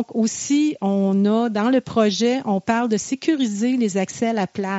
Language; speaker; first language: French; native; French